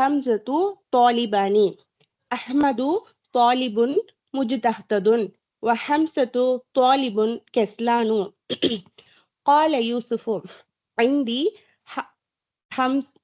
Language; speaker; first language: Arabic; non-native, learner; Tamil